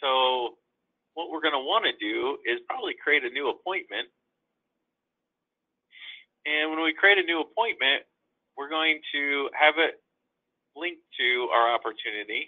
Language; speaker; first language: English; native; English